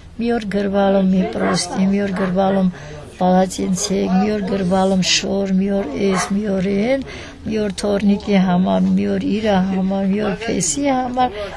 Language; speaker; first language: Armenian; native; Armenian